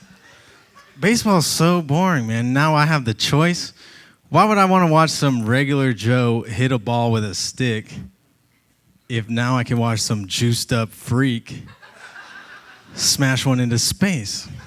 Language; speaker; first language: English; native; English